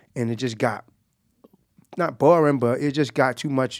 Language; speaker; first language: English; native; English